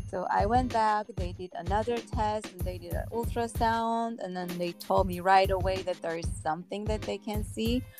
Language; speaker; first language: English; early bilingual, other home language; Armenian